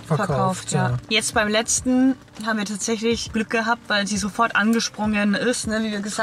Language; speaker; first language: German; native; German